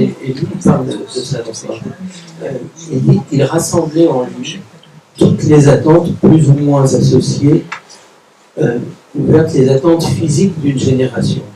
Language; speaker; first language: French; native; French